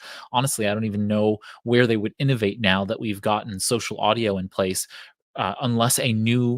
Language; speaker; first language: English; native; English